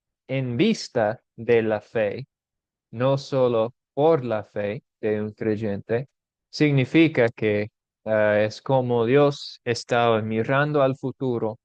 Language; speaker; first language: Spanish; non-native, fluent; English